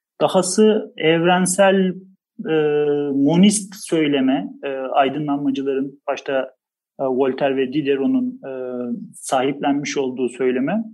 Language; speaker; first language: Turkish; native; Turkish